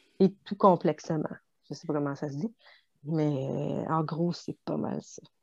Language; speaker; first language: French; native; French